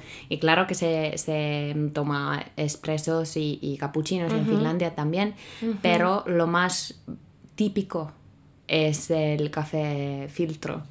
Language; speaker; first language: Spanish; non-native, fluent; Finnish